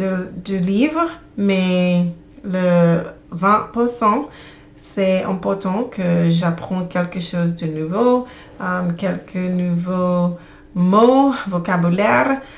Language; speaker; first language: French; non-native, learner; English